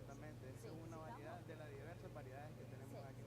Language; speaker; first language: Spanish; native; Spanish